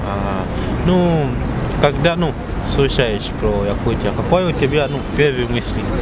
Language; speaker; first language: Russian; non-native, learner; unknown